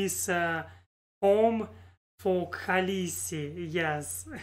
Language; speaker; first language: English; non-native, learner; Russian